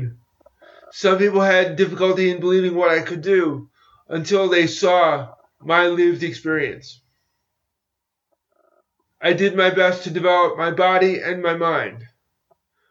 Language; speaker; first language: English; native; English